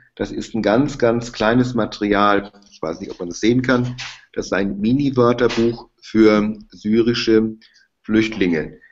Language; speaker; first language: German; native; German